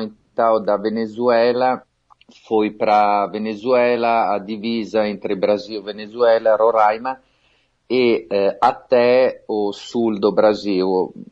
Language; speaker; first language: Portuguese; non-native, fluent; Italian